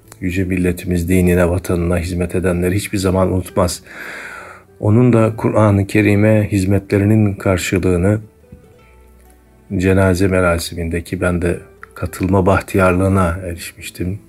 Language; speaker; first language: Turkish; native; Turkish